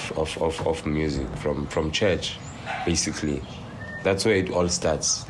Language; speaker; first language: English; non-native, local second language; Xhosa